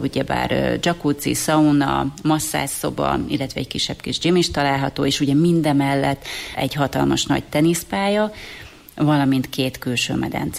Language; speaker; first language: Hungarian; native; Hungarian